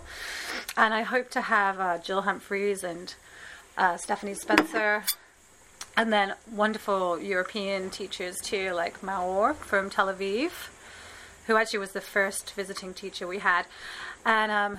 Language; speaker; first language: English; native; English